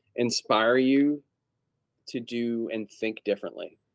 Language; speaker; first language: English; native; English